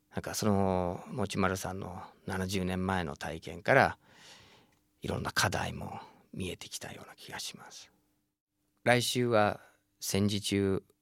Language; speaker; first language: Japanese; non-native, fluent; English